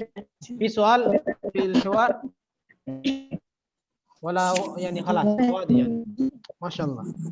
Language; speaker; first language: Arabic; non-native, fluent; Indonesian